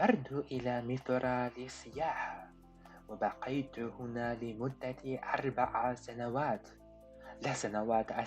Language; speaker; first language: Arabic; non-native, fluent; Chinese